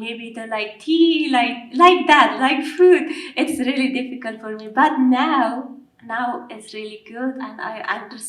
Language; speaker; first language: English; non-native, learner; Persian